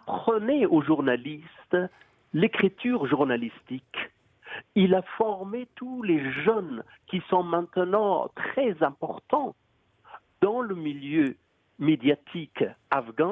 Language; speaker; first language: French; non-native, fluent; Persian